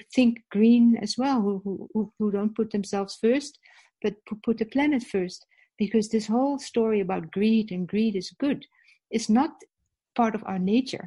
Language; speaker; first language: English; non-native, fluent; Dutch